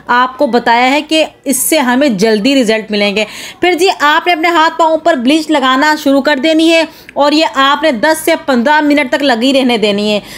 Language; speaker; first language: Urdu; native; Urdu